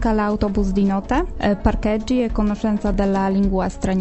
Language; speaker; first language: Italian; non-native, fluent; Polish